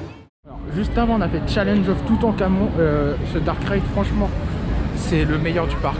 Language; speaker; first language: French; native; French